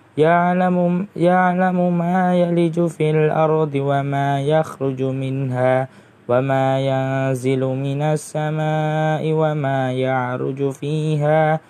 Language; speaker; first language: Arabic; non-native, learner; Indonesian